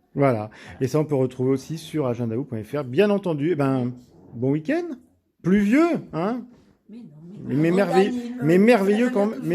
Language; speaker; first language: French; native; French